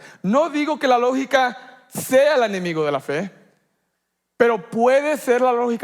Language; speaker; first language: Spanish; early bilingual, heritage; Spanish